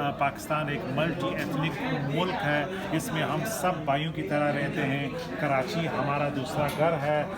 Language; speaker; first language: Urdu; non-native, local second language; Pashto